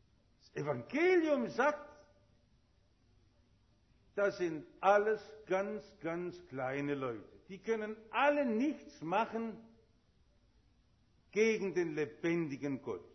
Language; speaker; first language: German; native; German